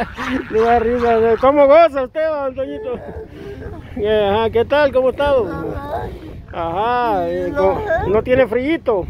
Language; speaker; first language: Spanish; native; Spanish